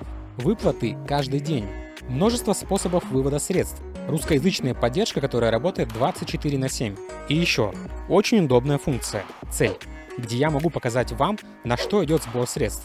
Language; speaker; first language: Russian; native; Russian